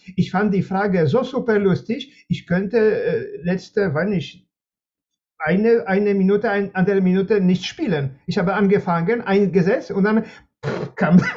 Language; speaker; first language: German; non-native, fluent; Polish